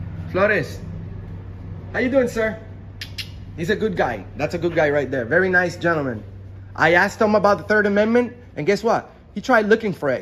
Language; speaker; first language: English; early bilingual, other home language; Spanish